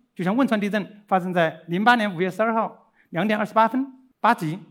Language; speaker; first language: Chinese; native; Chinese